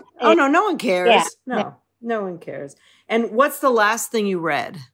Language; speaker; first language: English; native; English